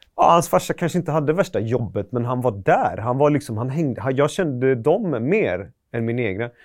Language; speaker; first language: Swedish; early bilingual, other home language; Persian